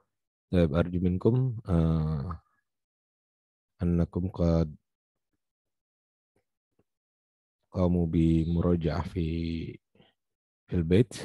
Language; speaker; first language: Arabic; non-native, fluent; Indonesian